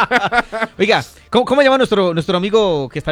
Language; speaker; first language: Spanish; native; Spanish